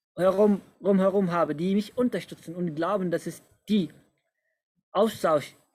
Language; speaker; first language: German; non-native, fluent; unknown